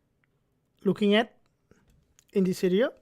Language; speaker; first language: English; non-native, fluent; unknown